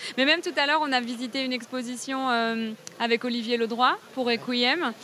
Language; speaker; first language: French; native; French